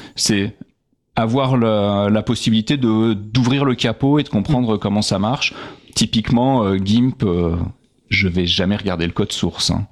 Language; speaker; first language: French; native; French